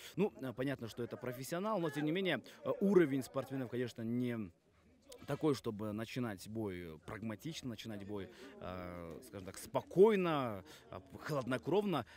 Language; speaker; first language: Russian; non-native, local second language; Kyrgyz